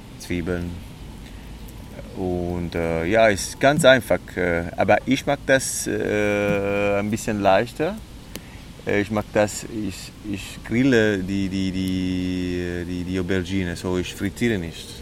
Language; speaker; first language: German; non-native, learner; Italian